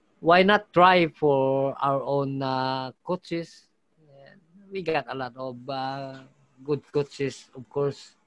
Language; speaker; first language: English; non-native, local second language; Filipino